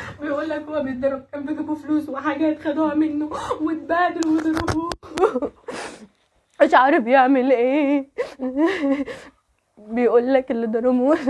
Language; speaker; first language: Arabic; native; Arabic